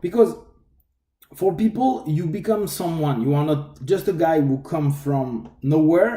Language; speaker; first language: English; non-native, fluent; French